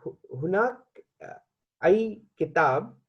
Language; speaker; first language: Arabic; non-native, learner; Hindi